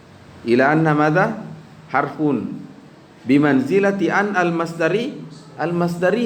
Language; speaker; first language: Arabic; non-native, fluent; Indonesian